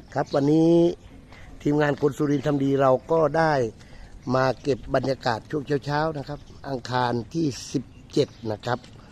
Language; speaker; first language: Thai; non-native, local second language; Northern Khmer